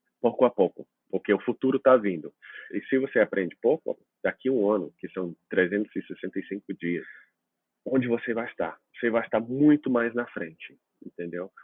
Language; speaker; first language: Portuguese; non-native, fluent; English